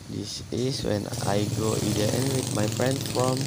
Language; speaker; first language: English; non-native, learner; Indonesian